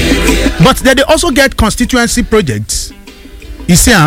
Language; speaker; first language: Nigerian Pidgin; non-native, local second language; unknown